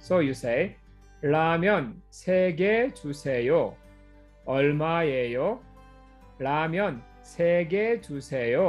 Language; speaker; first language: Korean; non-native, fluent; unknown